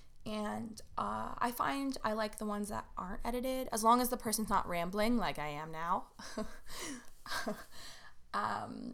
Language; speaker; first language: English; native; English